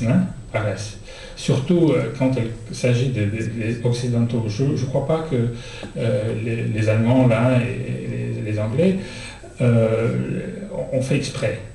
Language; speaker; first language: French; non-native, fluent; Russian